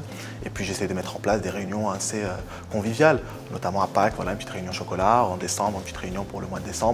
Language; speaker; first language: French; native; French